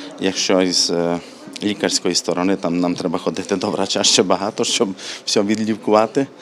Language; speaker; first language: Ukrainian; non-native, local second language; Hungarian